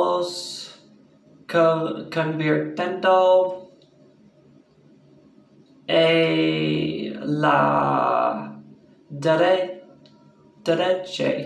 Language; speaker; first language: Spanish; non-native, learner; English